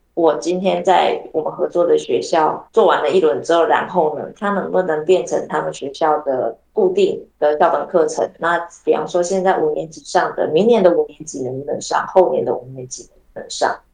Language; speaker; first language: Chinese; native; Chinese